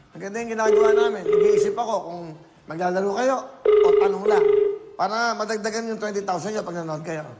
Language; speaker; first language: Filipino; native; Filipino